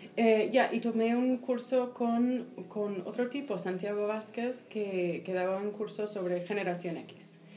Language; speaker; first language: Spanish; non-native, fluent; English